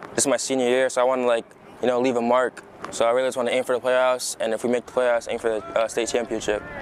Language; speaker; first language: English; native; English